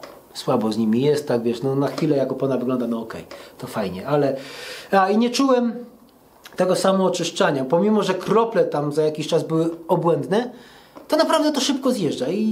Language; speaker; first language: Polish; native; Polish